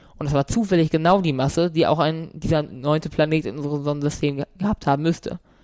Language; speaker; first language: German; native; German